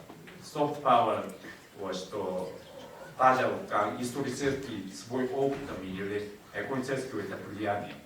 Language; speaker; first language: Russian; non-native, learner; Korean